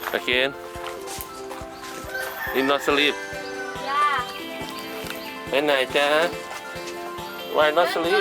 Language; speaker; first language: English; non-native, learner; Thai